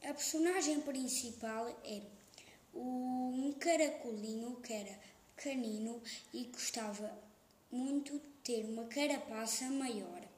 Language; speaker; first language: Portuguese; native; Portuguese